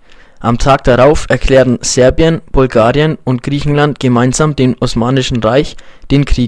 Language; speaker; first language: German; native; German